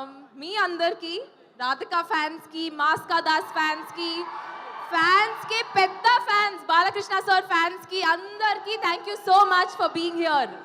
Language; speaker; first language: Telugu; non-native, local second language; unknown